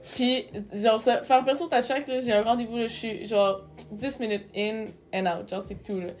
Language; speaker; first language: French; native; French